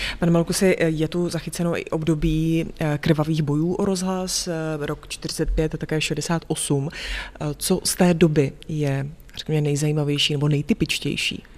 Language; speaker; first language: Czech; native; Czech